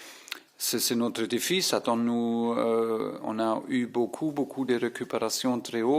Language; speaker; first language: French; non-native, fluent; German